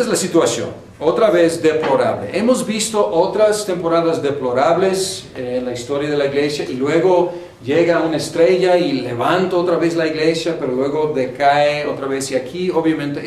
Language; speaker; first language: Spanish; non-native, fluent; English